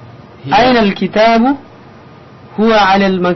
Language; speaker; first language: Arabic; non-native, learner; Indonesian